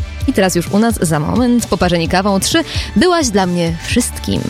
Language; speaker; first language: Polish; native; Polish